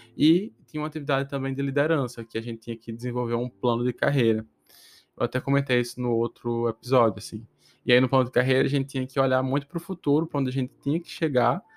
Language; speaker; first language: Portuguese; native; Portuguese